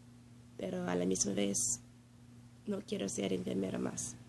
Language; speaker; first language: Spanish; non-native, learner; English